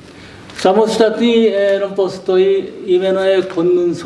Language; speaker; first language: Czech; non-native, learner; Korean